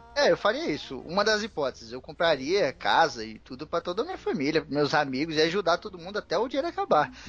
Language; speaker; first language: Portuguese; native; Portuguese